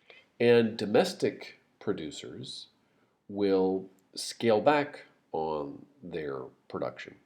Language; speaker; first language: English; native; English